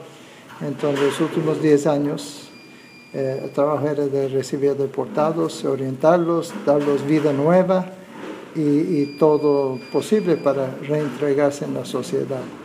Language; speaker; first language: Spanish; non-native, fluent; English